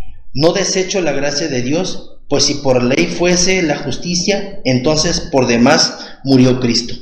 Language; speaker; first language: Spanish; native; Spanish